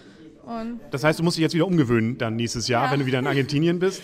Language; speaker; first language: German; native; German